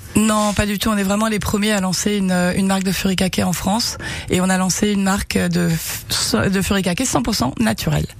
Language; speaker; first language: French; early bilingual, heritage; Japanese